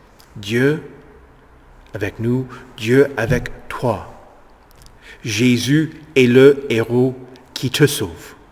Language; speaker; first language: French; native; French